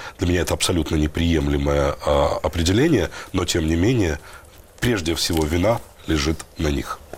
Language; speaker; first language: Russian; native; Russian